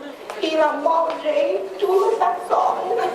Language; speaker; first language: French; non-native, learner; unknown